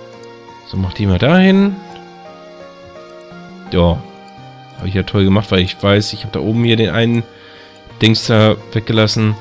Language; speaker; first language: German; native; German